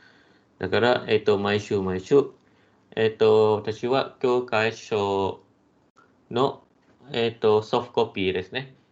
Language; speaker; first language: Japanese; non-native, fluent; Malay